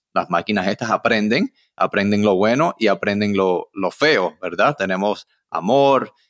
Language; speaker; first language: Spanish; early bilingual, heritage; Spanish